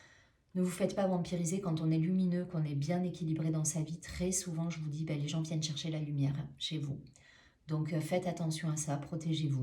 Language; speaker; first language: French; native; French